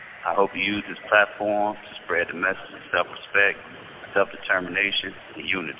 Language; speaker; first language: English; native; English